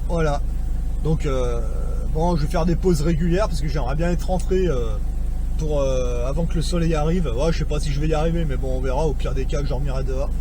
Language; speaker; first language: French; native; French